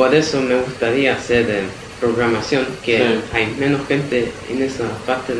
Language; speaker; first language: Spanish; early bilingual, heritage; Spanish